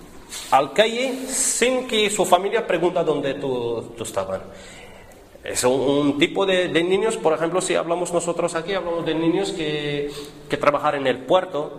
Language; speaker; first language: Spanish; non-native, learner; Arabic